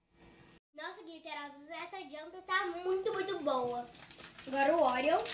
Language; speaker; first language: Portuguese; early bilingual, heritage; Portuguese